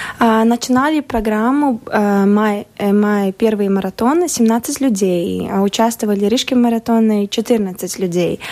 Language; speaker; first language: Russian; non-native, local second language; Latvian